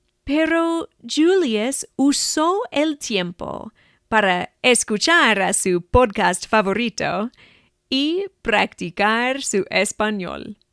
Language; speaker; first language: Spanish; non-native, fluent; English